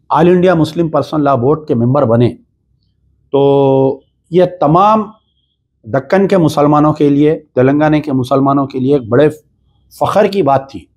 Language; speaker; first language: Urdu; native; Urdu